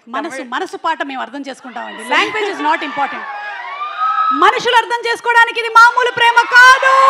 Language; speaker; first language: Telugu; native; Telugu